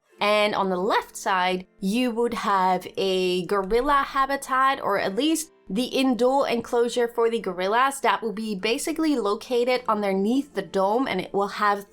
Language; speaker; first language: English; non-native, fluent; Dutch